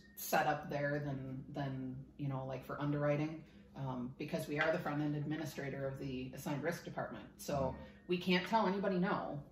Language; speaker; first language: English; native; English